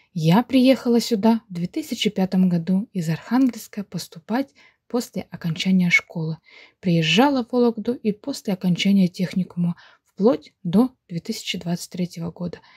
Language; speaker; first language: Russian; native; Russian